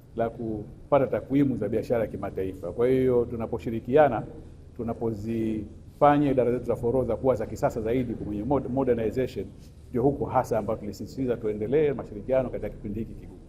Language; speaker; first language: Swahili; native; Swahili